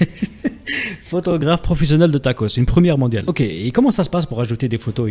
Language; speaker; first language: French; native; French